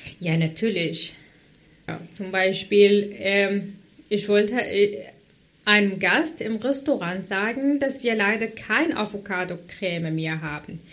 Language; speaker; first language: German; non-native, fluent; Arabic